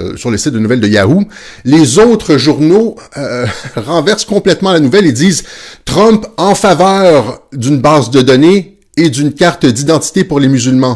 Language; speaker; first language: French; native; French